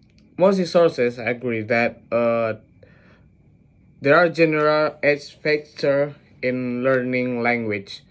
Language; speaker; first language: English; non-native, learner; Indonesian